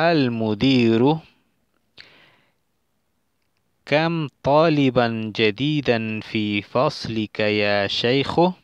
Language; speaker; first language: Arabic; non-native, fluent; Spanish